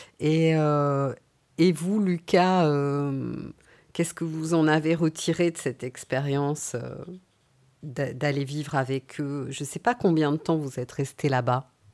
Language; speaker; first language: French; native; French